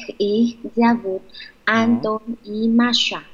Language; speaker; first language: Russian; non-native, learner; Vietnamese